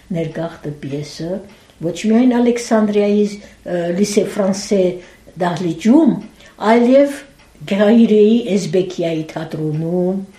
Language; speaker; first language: Armenian; early bilingual, heritage; Armenian